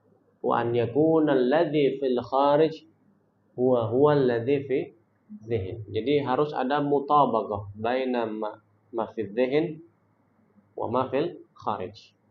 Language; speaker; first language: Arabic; non-native, fluent; Indonesian